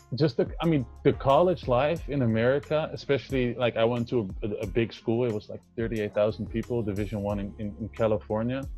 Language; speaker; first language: English; non-native, fluent; Dutch